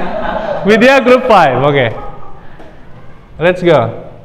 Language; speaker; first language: English; non-native, fluent; Indonesian